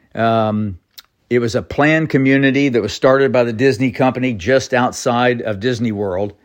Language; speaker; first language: English; native; English